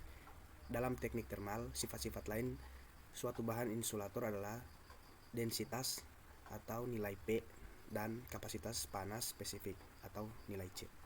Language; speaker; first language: Indonesian; native; Indonesian